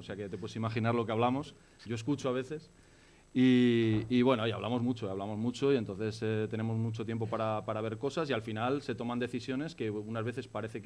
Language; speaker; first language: Spanish; native; Spanish